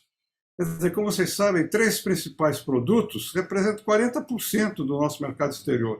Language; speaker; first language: Portuguese; native; Portuguese